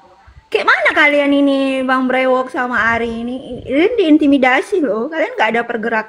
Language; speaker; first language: Indonesian; native; Indonesian